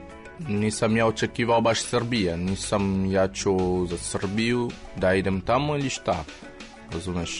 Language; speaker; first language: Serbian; non-native, learner; French